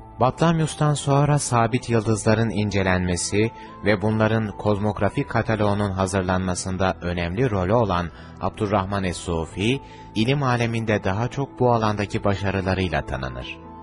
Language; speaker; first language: Turkish; native; Turkish